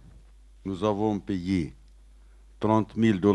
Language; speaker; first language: French; non-native, learner; Arabic